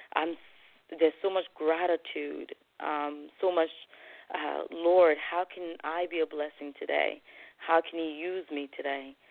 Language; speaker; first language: English; non-native, fluent; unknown